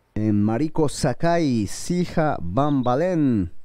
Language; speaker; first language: English; non-native, learner; Spanish